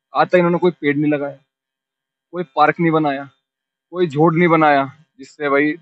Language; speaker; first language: Hindi; native; Hindi